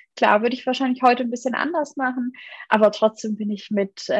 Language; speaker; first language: German; native; German